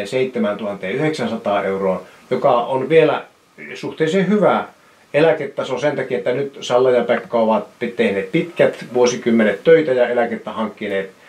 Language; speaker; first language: Finnish; native; Finnish